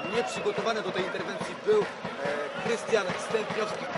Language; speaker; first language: Polish; native; Polish